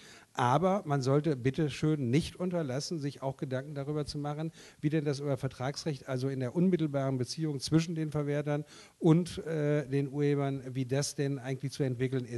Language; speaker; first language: German; native; German